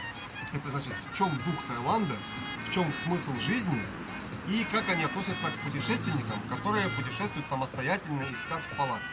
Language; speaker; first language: Russian; native; Russian